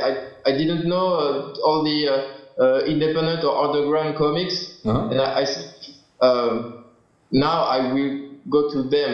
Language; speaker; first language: English; non-native, learner; French